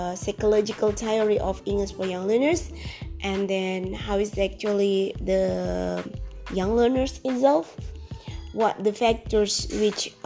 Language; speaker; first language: English; non-native, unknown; Indonesian